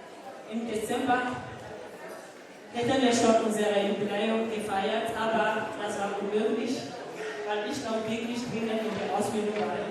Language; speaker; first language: German; non-native, learner; French